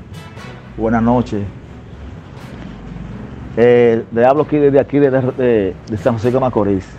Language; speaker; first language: Spanish; native; Spanish